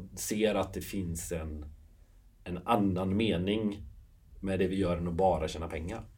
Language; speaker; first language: Swedish; native; Swedish